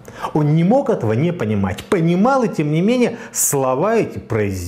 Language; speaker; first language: Russian; native; Russian